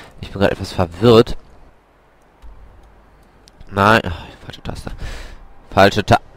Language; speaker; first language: German; native; German